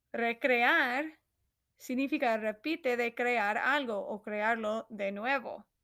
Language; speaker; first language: Spanish; non-native, fluent; English